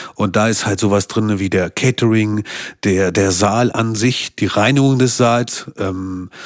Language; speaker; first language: German; early bilingual, other home language; Albanian